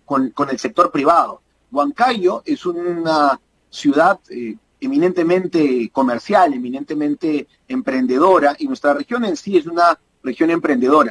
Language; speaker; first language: Spanish; native; Spanish